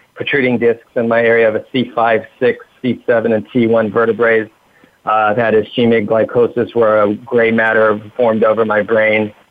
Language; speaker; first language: English; native; English